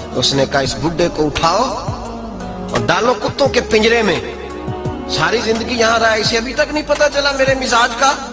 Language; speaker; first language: Urdu; non-native, local second language; Punjabi